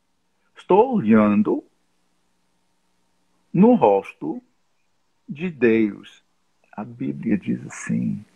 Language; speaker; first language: Portuguese; non-native, fluent; English